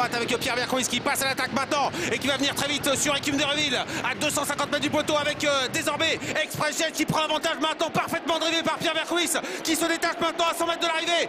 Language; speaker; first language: French; native; French